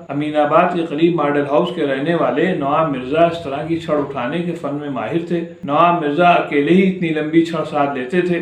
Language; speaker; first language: Urdu; native; Urdu